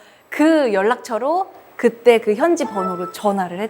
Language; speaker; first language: Korean; native; Korean